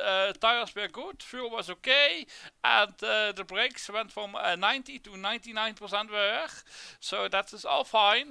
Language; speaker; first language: English; non-native, fluent; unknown